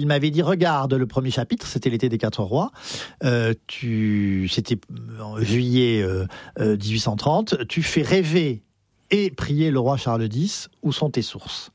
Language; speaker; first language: French; native; French